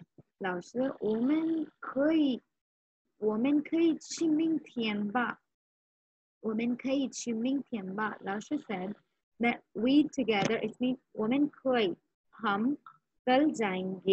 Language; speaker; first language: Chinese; non-native, fluent; Urdu